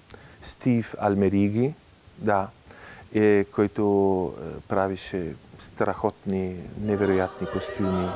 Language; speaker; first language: Bulgarian; non-native, fluent; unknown